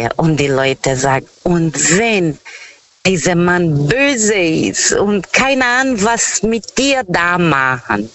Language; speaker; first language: German; non-native, fluent; Portuguese